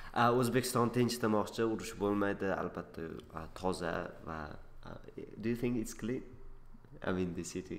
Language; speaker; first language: English; non-native, learner; Uzbek